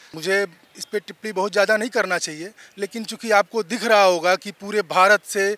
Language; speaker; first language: Hindi; native; Hindi